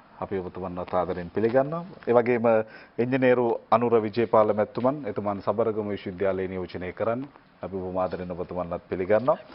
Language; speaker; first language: Sinhala; native; Sinhala